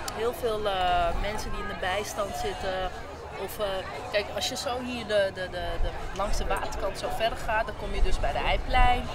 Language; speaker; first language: Dutch; native; Dutch